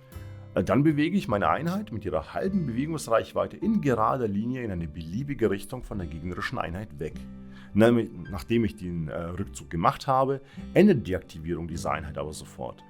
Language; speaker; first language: German; native; German